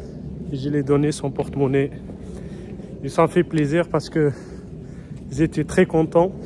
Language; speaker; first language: French; non-native, fluent; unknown